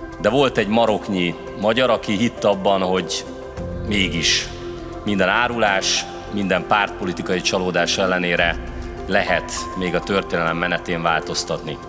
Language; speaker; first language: Hungarian; native; Hungarian